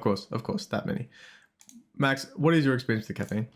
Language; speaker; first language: English; native; English